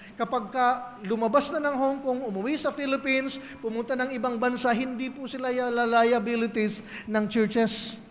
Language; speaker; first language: Filipino; native; Filipino